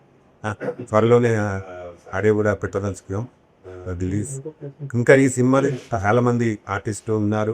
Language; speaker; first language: Telugu; native; Telugu